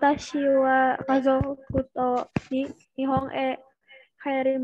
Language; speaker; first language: Japanese; non-native, learner; Indonesian